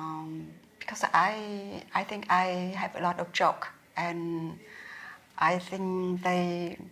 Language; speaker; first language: English; non-native, learner; Vietnamese